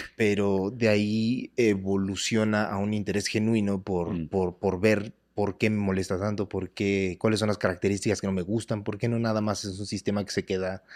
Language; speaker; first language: Spanish; native; Spanish